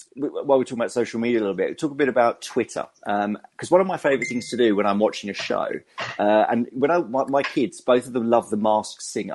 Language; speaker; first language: English; native; English